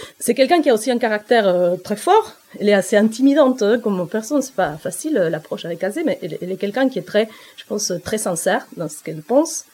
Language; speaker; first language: French; non-native, fluent; Spanish